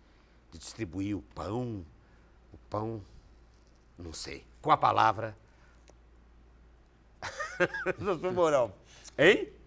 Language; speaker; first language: Portuguese; native; Portuguese